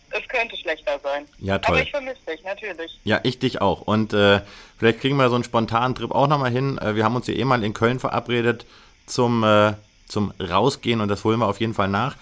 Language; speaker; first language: German; native; German